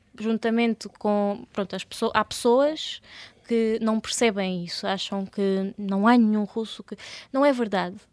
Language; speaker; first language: Portuguese; early bilingual, other home language; Russian